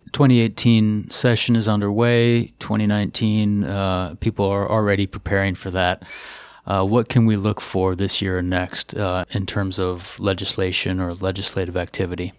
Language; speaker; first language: English; native; English